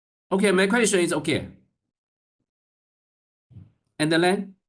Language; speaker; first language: English; non-native, learner; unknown